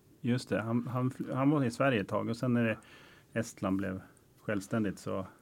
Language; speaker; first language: Swedish; native; Swedish